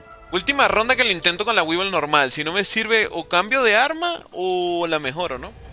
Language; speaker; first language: Spanish; native; Spanish